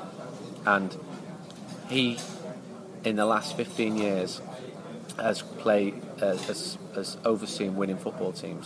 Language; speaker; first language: English; native; English